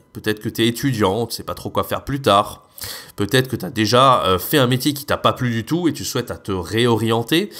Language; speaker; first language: French; native; French